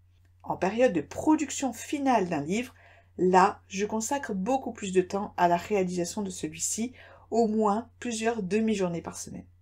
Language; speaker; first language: French; native; French